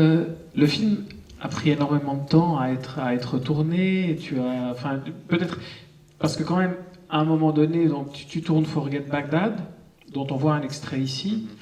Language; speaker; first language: French; native; French